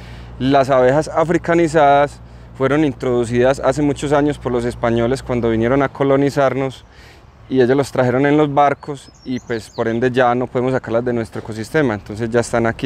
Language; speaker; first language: Spanish; native; Spanish